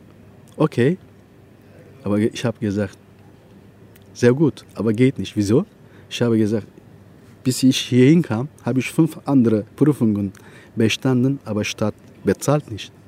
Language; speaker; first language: German; non-native, learner; Turkish